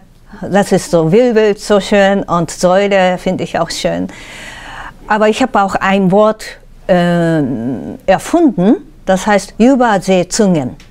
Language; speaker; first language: German; non-native, fluent; Japanese